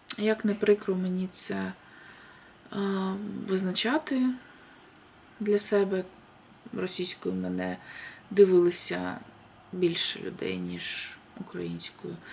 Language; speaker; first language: Ukrainian; non-native, local second language; Russian